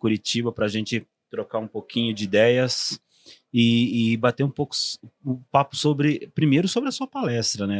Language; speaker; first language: Portuguese; native; Portuguese